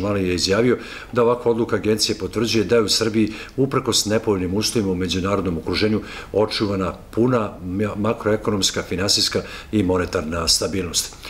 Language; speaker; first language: Serbian; native; Serbian